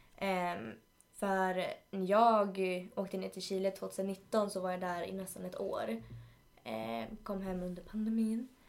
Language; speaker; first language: Swedish; early bilingual, other home language; Spanish